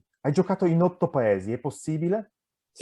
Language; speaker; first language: Italian; non-native, fluent; Polish